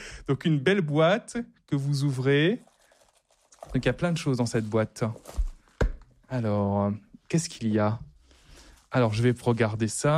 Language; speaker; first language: French; native; French